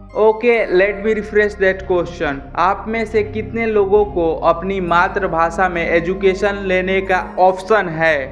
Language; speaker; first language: Hindi; native; Hindi